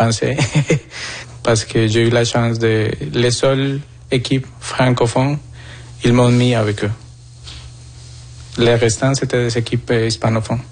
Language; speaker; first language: French; non-native, fluent; Spanish